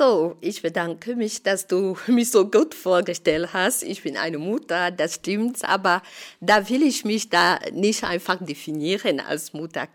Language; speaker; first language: German; non-native, fluent; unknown